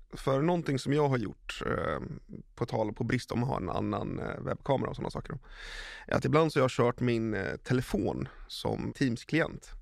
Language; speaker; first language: Swedish; native; Swedish